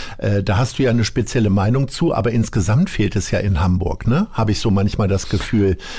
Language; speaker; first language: German; native; German